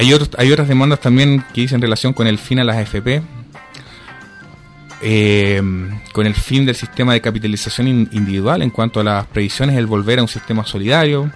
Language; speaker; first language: Spanish; native; Spanish